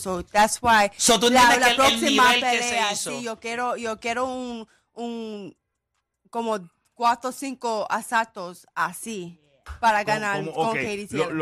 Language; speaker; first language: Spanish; early bilingual, heritage; Spanish